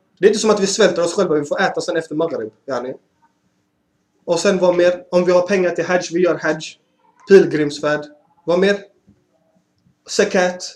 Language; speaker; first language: Swedish; early bilingual, other home language; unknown